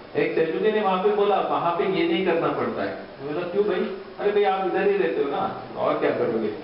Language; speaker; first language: Hindi; non-native, local second language; Marathi